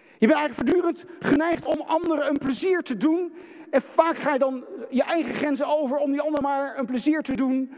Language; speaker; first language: Dutch; native; Dutch